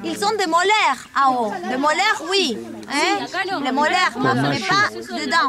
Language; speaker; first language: French; non-native, fluent; Spanish